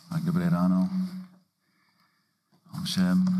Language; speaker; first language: Czech; non-native, fluent; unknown